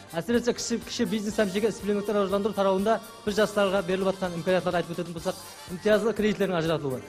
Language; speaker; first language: Uzbek; non-native, local second language; Kara-Kalpak